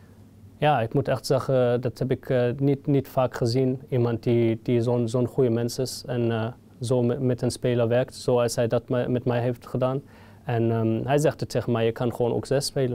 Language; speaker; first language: Dutch; non-native, fluent; German